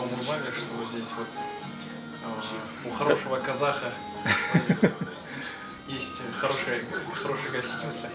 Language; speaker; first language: Russian; non-native, local second language; Kazakh